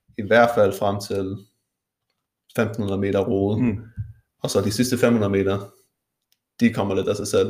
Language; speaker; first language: Danish; non-native, local second language; Faroese